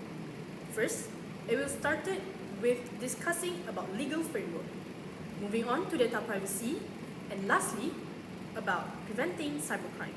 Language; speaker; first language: English; non-native, local second language; Malay